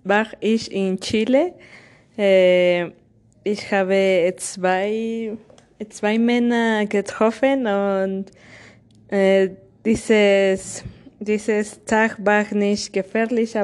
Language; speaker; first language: German; non-native, learner; Spanish